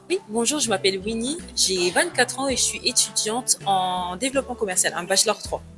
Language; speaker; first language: French; early bilingual, other home language; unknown